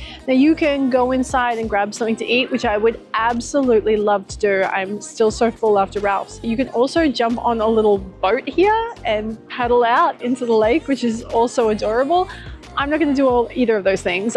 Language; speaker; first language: English; native; English